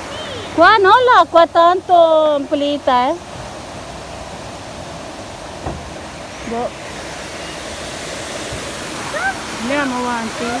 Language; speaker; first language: Italian; non-native, learner; Hindi